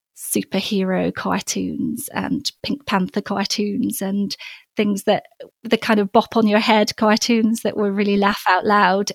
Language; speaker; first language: English; native; English